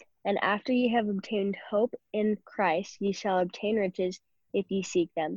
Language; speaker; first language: English; native; English